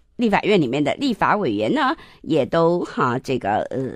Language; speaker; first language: Chinese; native; Chinese